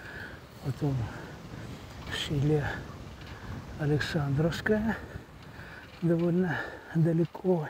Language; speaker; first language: Russian; native; Russian